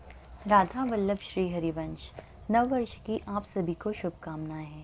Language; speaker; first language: Hindi; native; Hindi